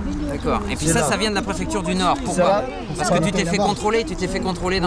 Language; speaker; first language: French; native; French